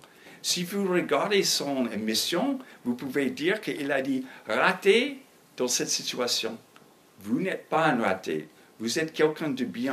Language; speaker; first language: French; non-native, fluent; English